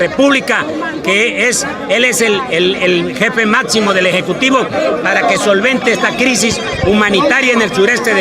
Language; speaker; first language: Spanish; native; Spanish